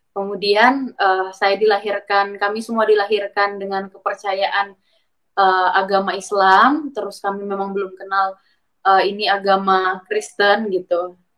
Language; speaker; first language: Indonesian; native; Indonesian